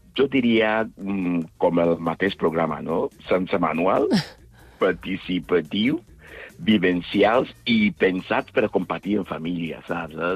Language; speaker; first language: Catalan; non-native, fluent; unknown